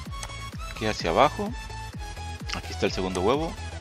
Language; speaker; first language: Spanish; native; Spanish